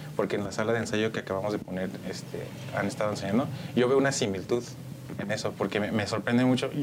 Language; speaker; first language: Spanish; early bilingual, heritage; Spanish